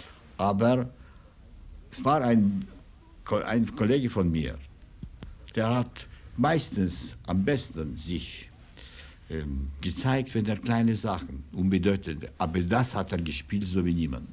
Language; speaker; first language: German; non-native, fluent; Russian